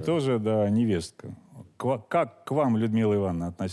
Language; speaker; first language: Russian; native; Russian